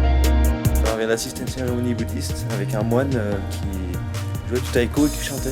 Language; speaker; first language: French; native; French